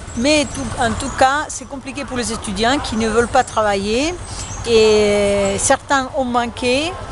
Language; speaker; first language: French; non-native, fluent; Spanish